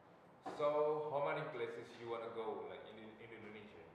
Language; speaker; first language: English; non-native, learner; Indonesian